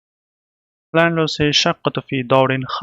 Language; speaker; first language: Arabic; non-native, learner; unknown